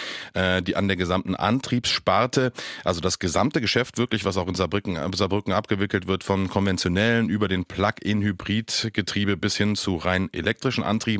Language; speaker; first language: German; native; German